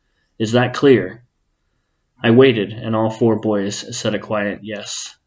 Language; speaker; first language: English; native; English